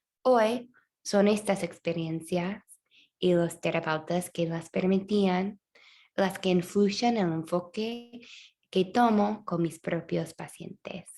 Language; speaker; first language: Spanish; non-native, fluent; English